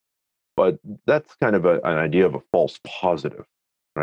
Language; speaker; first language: English; native; English